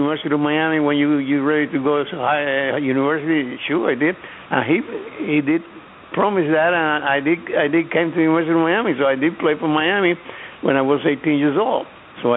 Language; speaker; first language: English; non-native, fluent; Spanish